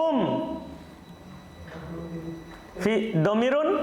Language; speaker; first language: Arabic; non-native, fluent; Indonesian